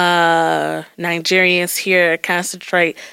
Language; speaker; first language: English; native; English